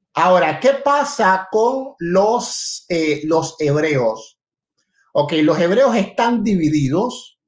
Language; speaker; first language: Spanish; native; Spanish